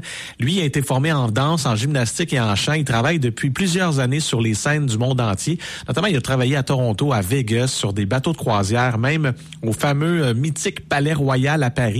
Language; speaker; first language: French; native; French